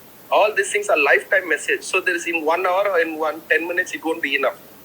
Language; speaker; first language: English; non-native, local second language; Tamil